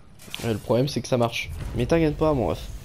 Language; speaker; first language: French; native; French